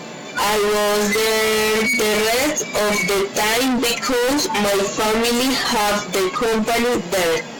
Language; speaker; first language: English; non-native, learner; Spanish